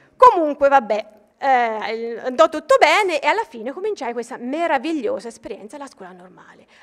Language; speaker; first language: Italian; native; Italian